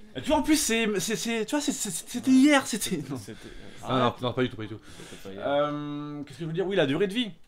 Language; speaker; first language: French; native; French